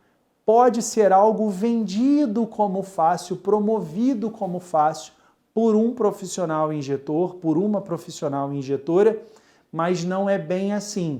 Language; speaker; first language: Portuguese; native; Portuguese